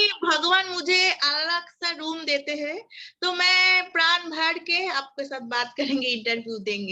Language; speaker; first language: Hindi; non-native, local second language; Bangla